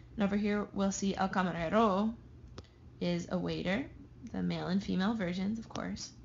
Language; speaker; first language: English; native; English